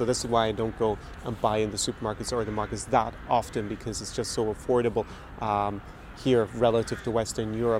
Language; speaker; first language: English; native; English